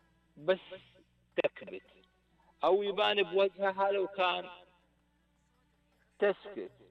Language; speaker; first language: Arabic; native; Arabic